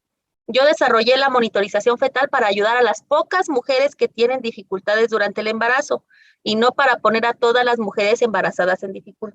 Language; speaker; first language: Spanish; native; Spanish